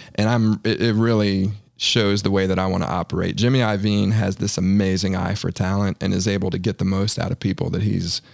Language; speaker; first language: English; native; English